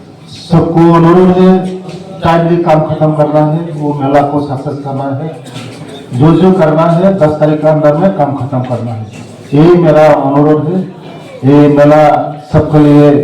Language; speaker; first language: Hindi; non-native, local second language; Kok Borok